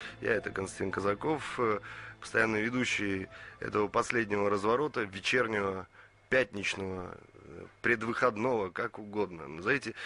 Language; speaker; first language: Russian; native; Russian